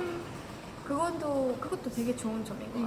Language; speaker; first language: Korean; non-native, fluent; Estonian